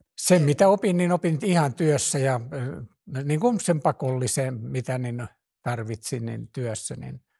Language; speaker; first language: Finnish; native; Finnish